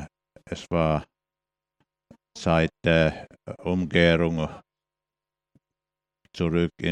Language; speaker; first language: German; non-native, fluent; Finnish